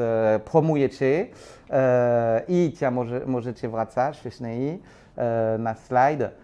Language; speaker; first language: Polish; non-native, learner; French